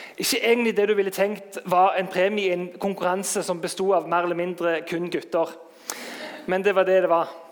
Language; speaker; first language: Norwegian; native; Norwegian